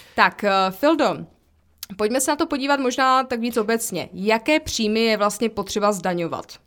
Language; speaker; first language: Czech; native; Czech